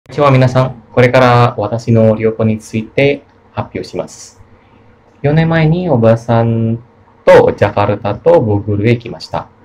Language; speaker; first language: Japanese; non-native, learner; Indonesian